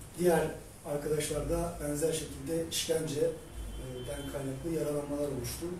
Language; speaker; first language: Turkish; native; Turkish